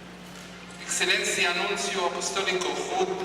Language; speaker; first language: Spanish; non-native, fluent; Hebrew